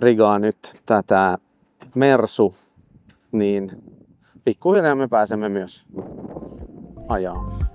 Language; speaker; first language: Finnish; non-native, fluent; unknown